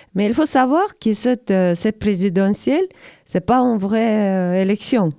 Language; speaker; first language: French; non-native, learner; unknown